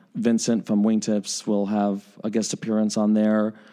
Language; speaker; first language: English; native; English